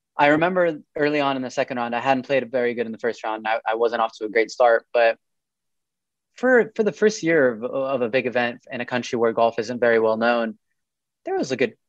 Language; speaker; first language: English; early bilingual, other home language; Arabic